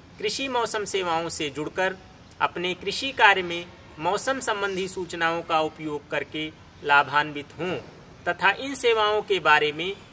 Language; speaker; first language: Hindi; native; Hindi